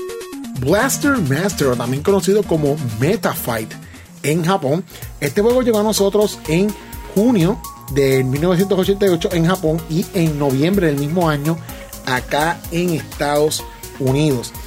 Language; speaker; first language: Spanish; native; Spanish